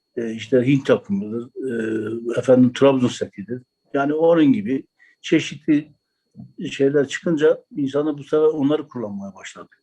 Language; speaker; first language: Turkish; native; Turkish